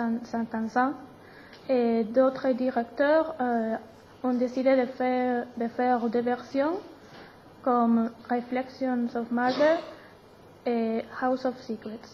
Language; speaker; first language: French; non-native, learner; Spanish